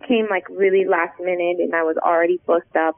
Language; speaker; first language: English; native; English